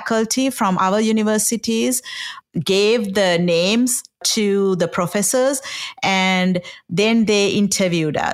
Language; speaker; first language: English; non-native, local second language; Sinhala